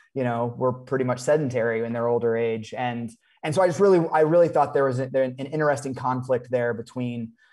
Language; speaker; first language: English; native; English